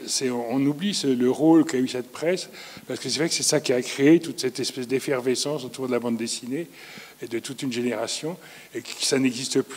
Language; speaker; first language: French; native; French